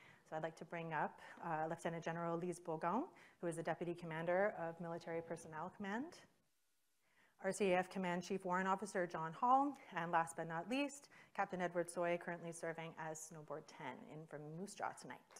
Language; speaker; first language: English; native; English